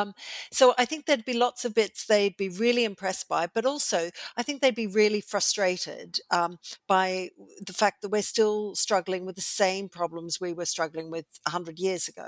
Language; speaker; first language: English; native; English